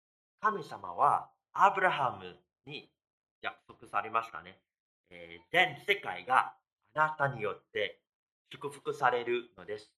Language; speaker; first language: Japanese; non-native, fluent; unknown